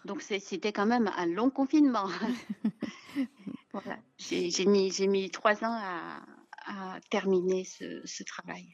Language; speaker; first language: French; non-native, fluent; Chinese